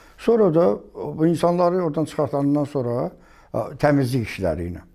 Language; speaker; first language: Azerbaijani; native; Azerbaijani